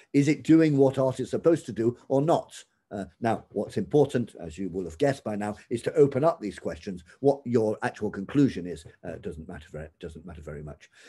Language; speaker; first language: English; native; English